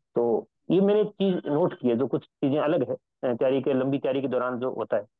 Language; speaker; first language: Hindi; native; Hindi